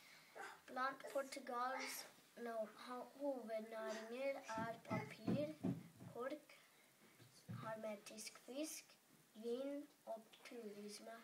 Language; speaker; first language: Norwegian; early bilingual, other home language; English